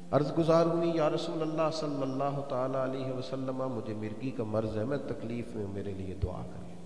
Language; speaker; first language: Urdu; non-native, local second language; Punjabi